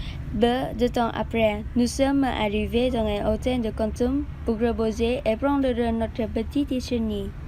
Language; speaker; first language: French; non-native, learner; Vietnamese